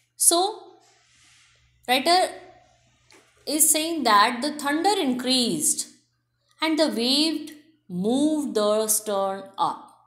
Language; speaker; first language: English; non-native, local second language; Hindi